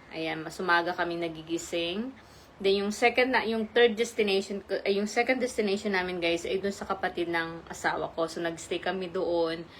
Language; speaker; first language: Filipino; non-native, local second language; Iloko